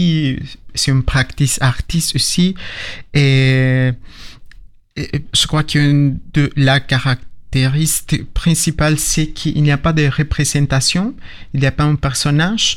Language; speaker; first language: French; non-native, learner; Spanish